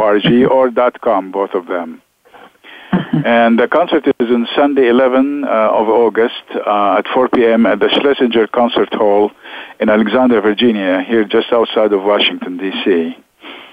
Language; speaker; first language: English; non-native, fluent; Arabic